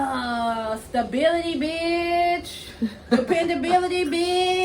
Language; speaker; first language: English; native; English